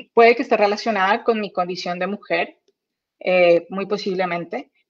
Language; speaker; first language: Spanish; native; Spanish